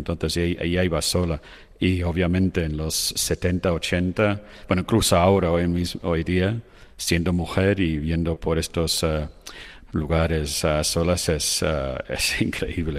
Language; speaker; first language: Spanish; non-native, fluent; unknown